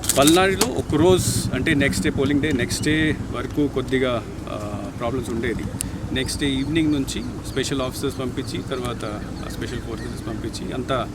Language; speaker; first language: Telugu; non-native, fluent; Hindi